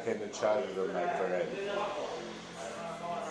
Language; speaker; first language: English; non-native, learner; Chinese